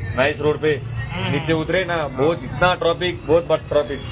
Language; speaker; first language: Hindi; non-native, local second language; Marathi